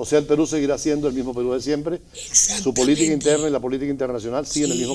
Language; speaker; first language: Spanish; native; Spanish